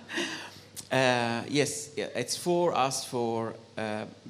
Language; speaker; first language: English; non-native, fluent; Arabic